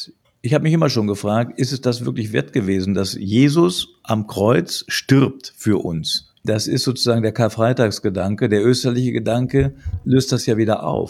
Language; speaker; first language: German; native; German